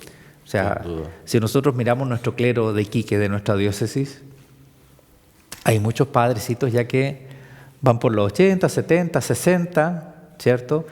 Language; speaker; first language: Spanish; native; Spanish